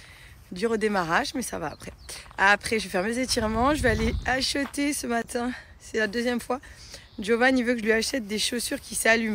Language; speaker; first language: French; native; French